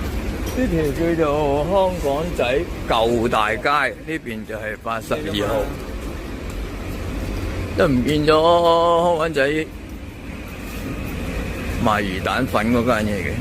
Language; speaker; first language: Cantonese; native; Cantonese